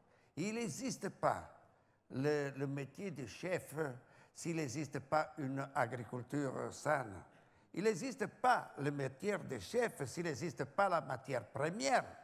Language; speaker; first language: French; non-native, learner; Italian